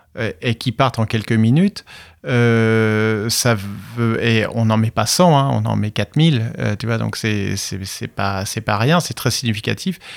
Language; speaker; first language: French; native; French